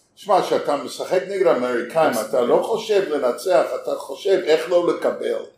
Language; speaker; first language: Hebrew; native; Hebrew